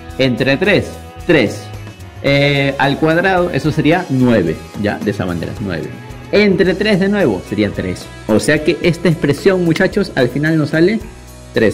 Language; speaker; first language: Spanish; native; Spanish